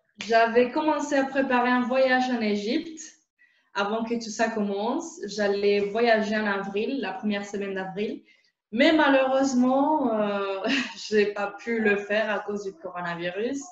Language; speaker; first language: French; non-native, fluent; Spanish